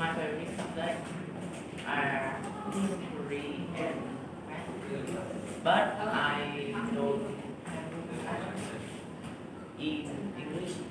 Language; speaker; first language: English; non-native, learner; Vietnamese